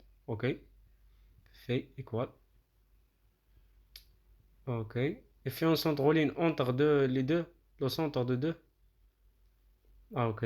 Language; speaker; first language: French; non-native, local second language; Arabic